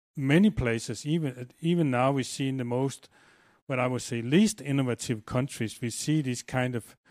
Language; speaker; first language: English; non-native, fluent; Danish